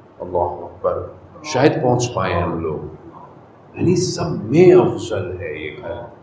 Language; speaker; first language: Urdu; non-native, local second language; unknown